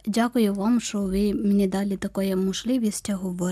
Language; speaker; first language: Ukrainian; non-native, fluent; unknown